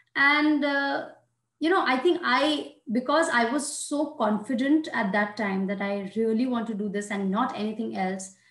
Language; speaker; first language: English; non-native, local second language; Hindi